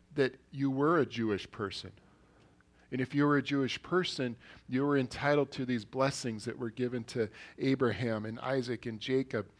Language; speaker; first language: English; early bilingual, other home language; Norwegian